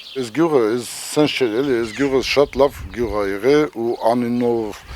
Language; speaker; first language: Armenian; non-native, local second language; Kurdish